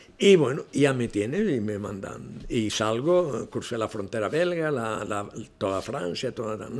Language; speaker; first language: Spanish; non-native, local second language; Catalan